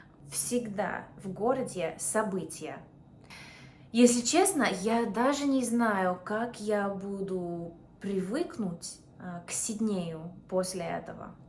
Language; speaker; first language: Russian; non-native, fluent; English